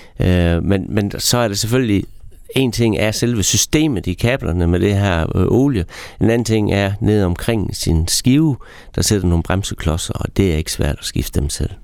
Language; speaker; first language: Danish; native; Danish